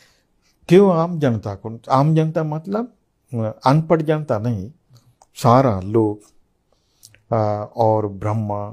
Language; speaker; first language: Hindi; non-native, fluent; Sinhala